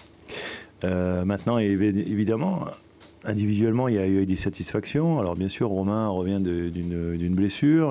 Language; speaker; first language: French; native; French